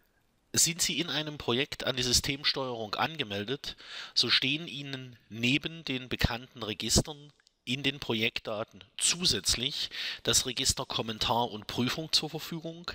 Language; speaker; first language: German; native; German